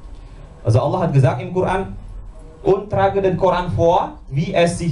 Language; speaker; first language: German; non-native, learner; Indonesian